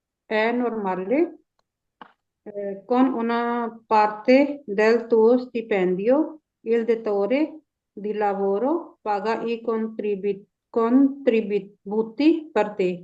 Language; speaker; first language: Italian; non-native, learner; Punjabi